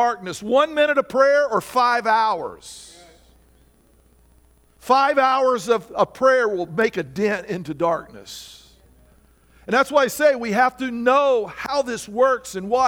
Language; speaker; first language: English; native; English